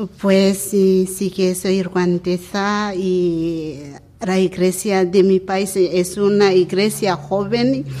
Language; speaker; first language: Spanish; non-native, learner; Kinyarwanda